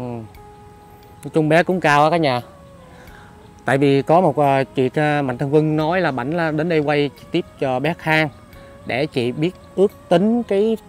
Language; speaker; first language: Vietnamese; native; Vietnamese